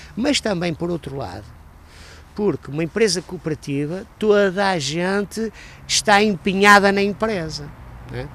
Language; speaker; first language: Portuguese; native; Portuguese